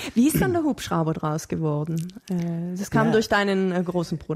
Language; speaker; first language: German; native; German